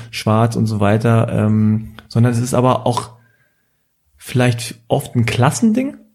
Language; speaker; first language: German; native; German